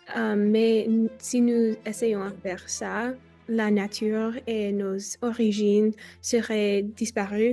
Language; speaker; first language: French; non-native, learner; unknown